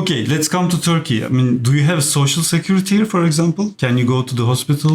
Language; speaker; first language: English; non-native, fluent; Turkish